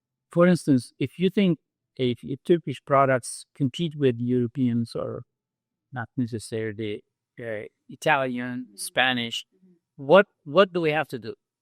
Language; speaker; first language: English; non-native, fluent; Turkish